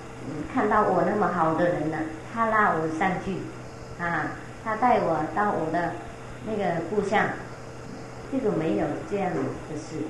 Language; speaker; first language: Chinese; non-native, fluent; Vietnamese